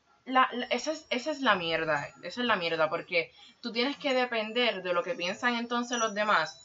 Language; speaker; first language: Spanish; early bilingual, heritage; Spanish